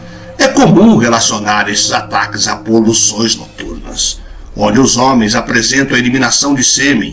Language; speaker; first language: Portuguese; native; Portuguese